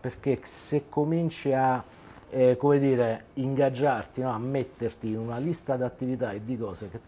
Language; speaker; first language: Italian; native; Italian